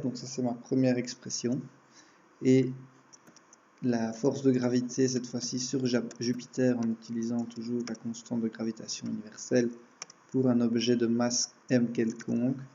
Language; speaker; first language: French; native; French